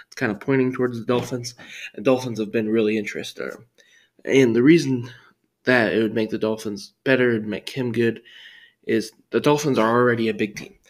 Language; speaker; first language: English; native; English